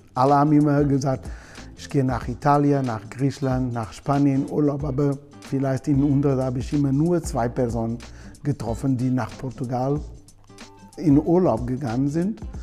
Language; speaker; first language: German; non-native, learner; Portuguese